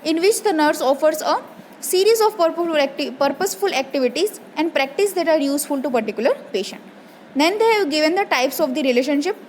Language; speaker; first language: English; non-native, local second language; Gujarati